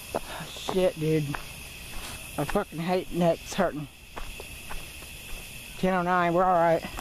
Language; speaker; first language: English; native; English